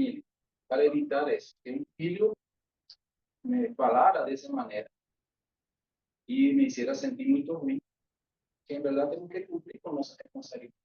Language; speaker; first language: Portuguese; non-native, learner; Spanish